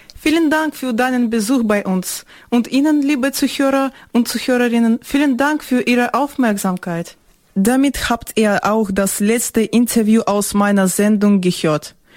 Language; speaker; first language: German; non-native, fluent; Ukrainian